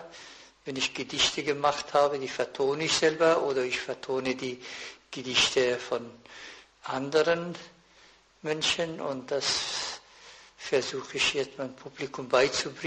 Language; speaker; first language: German; non-native, fluent; Persian